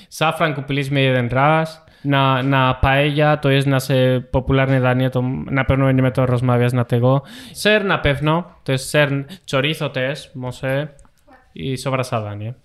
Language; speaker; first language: Polish; non-native, learner; Spanish